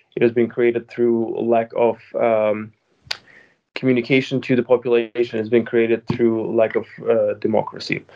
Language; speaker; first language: English; non-native, fluent; Ukrainian